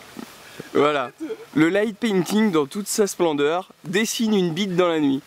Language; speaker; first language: French; native; French